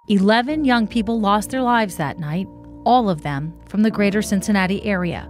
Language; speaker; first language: English; native; English